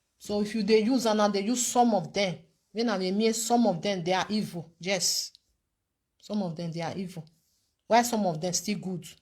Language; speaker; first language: Nigerian Pidgin; non-native, local second language; Bini